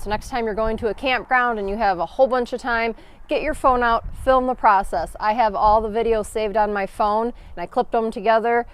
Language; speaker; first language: English; native; English